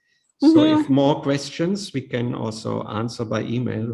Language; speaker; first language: English; non-native, fluent; Indonesian